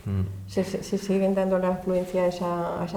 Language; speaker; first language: Spanish; native; Spanish